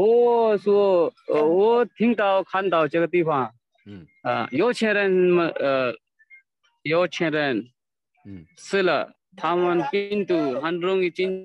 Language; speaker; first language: Chinese; non-native, learner; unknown